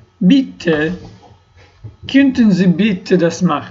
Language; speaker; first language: German; non-native, learner; Ukrainian